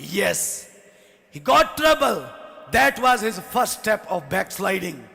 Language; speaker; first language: English; non-native, local second language; Punjabi